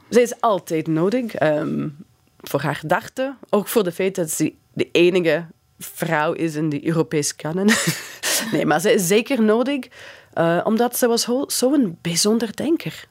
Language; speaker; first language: Dutch; non-native, fluent; English